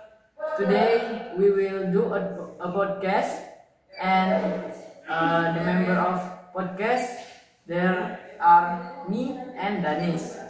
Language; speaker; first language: English; non-native, learner; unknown